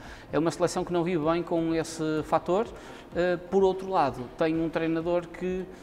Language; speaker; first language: Portuguese; native; Portuguese